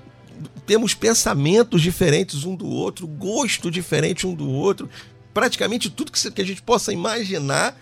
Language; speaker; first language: Portuguese; native; Portuguese